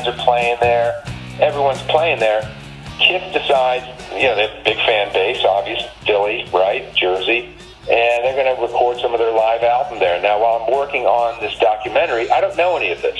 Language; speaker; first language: English; native; English